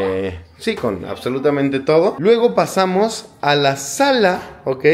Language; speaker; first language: Spanish; native; Spanish